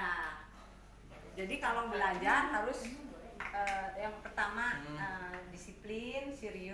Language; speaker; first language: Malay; non-native, local second language; Sundanese